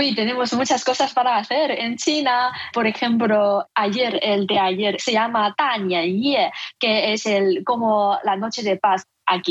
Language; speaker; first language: Spanish; non-native, fluent; Chinese